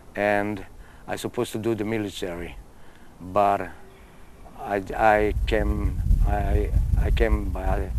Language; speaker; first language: English; non-native, fluent; Hebrew